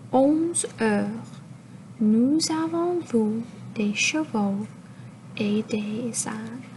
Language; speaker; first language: French; non-native, local second language; English